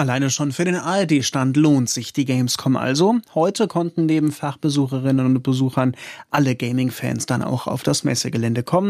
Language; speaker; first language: German; native; German